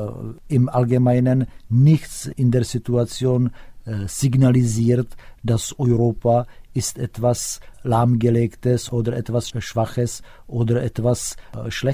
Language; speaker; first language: German; non-native, fluent; Czech